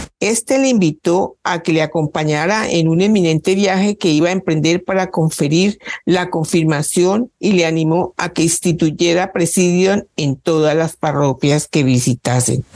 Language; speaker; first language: Spanish; native; Spanish